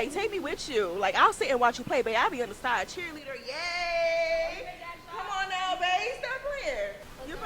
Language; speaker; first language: English; native; English